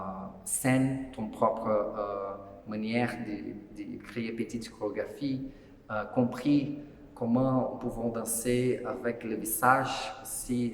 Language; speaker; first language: French; non-native, fluent; Portuguese